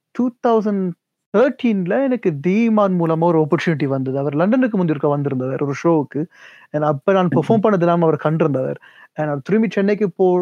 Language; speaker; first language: Tamil; early bilingual, heritage; Tamil